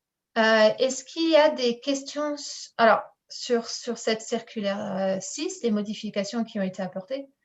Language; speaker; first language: French; native; French